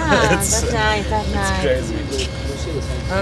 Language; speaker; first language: English; non-native, learner; Spanish